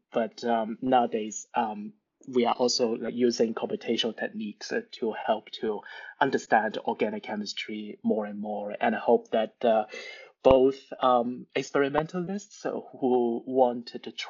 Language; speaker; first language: English; non-native, local second language; Cantonese